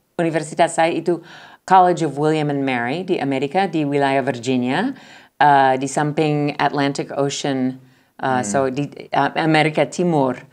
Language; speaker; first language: Indonesian; non-native, fluent; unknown